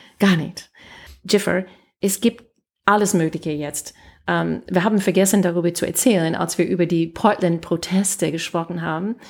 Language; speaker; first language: German; non-native, fluent; English